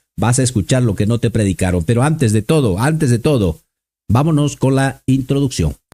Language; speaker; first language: Spanish; native; Spanish